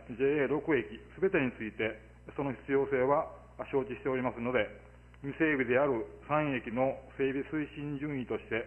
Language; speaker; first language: Japanese; native; Japanese